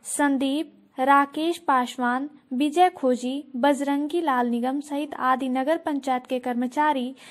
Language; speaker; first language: Hindi; native; Hindi